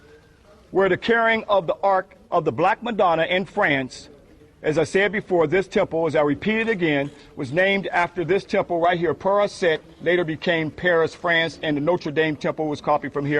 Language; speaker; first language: English; native; English